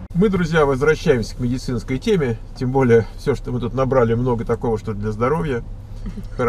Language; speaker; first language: Russian; native; Russian